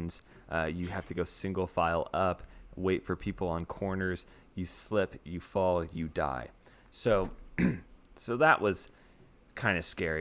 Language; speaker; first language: English; native; English